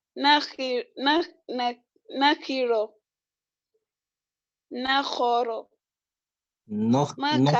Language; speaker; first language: Arabic; non-native, learner; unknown